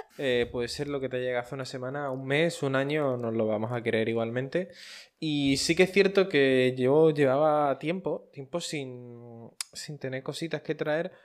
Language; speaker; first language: Spanish; native; Spanish